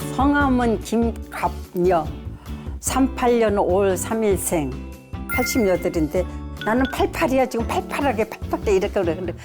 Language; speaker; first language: Korean; native; Korean